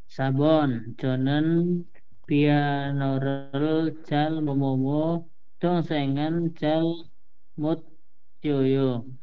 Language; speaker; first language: Korean; non-native, learner; Indonesian